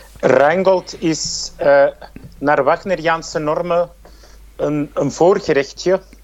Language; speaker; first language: Dutch; native; Dutch